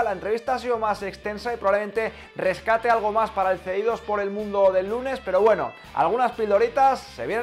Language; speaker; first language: Spanish; native; Spanish